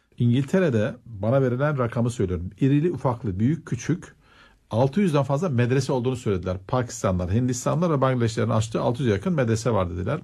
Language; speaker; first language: Turkish; native; Turkish